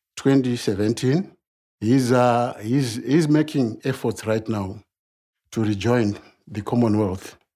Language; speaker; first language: English; non-native, local second language; Shona